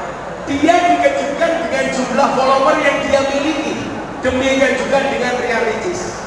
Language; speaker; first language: Indonesian; non-native, local second language; Javanese